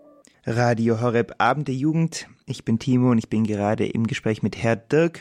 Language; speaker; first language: German; native; German